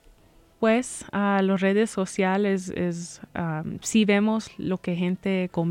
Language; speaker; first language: Spanish; early bilingual, heritage; Spanish